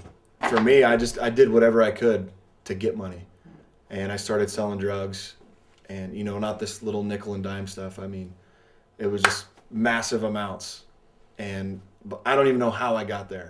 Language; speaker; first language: English; native; English